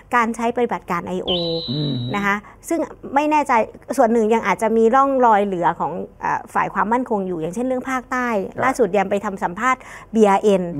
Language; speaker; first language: Thai; native; Thai